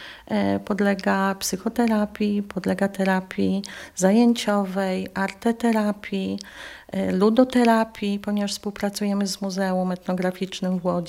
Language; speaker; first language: Polish; native; Polish